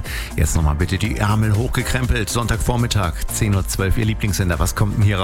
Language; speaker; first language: German; native; German